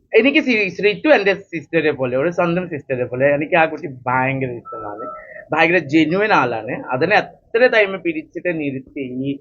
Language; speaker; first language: Malayalam; non-native, fluent; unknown